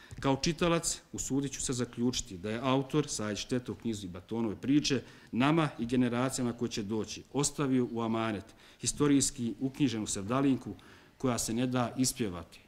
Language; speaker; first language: Bosnian; native; Bosnian